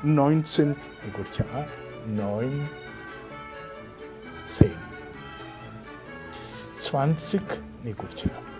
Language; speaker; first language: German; non-native, fluent; Rundi